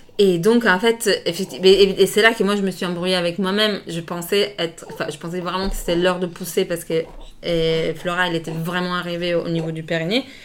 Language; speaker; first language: French; non-native, fluent; Italian